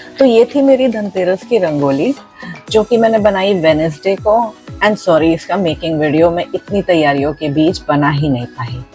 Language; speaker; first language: Hindi; non-native, local second language; Marathi